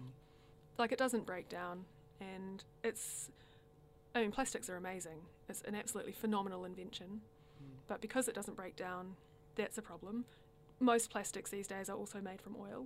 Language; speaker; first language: English; native; English